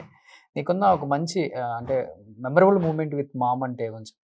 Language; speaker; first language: Telugu; native; Telugu